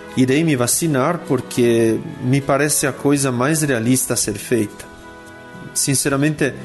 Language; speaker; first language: Portuguese; non-native, fluent; Italian